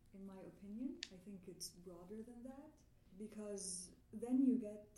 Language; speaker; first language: English; non-native, fluent; Arabic